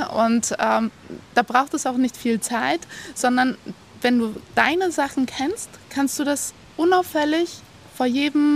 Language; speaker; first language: German; native; German